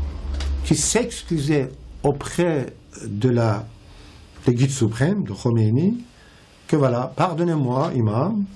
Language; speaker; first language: French; non-native, fluent; Persian